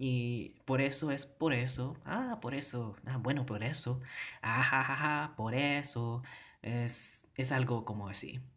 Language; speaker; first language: Spanish; non-native, learner; Cebuano